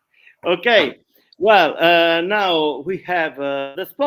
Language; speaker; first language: English; non-native, learner; Italian